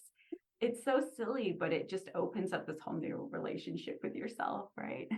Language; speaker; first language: English; native; English